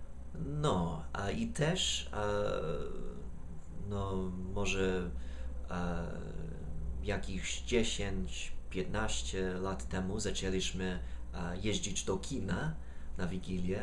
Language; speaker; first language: Polish; non-native, fluent; English